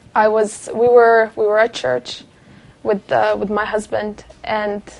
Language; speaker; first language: English; non-native, fluent; Russian